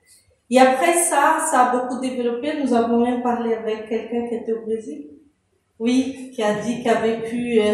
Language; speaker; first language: French; non-native, fluent; Portuguese